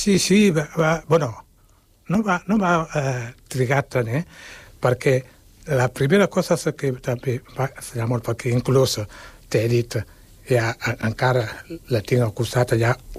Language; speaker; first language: Catalan; non-native, fluent; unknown